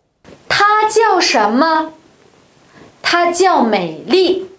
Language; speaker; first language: Chinese; non-native, local second language; Uyghur